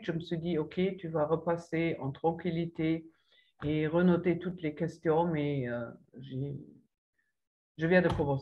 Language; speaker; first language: French; non-native, local second language; Luxembourgish